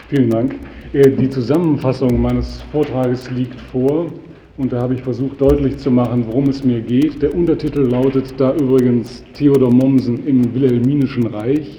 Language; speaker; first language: German; native; German